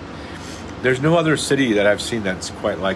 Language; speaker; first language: English; native; English